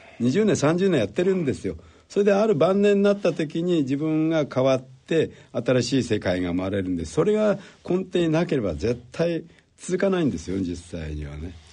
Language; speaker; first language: Japanese; native; Japanese